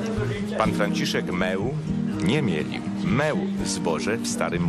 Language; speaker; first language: Polish; native; Polish